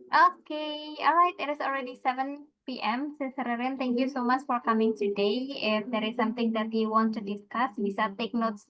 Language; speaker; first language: English; non-native, fluent; Indonesian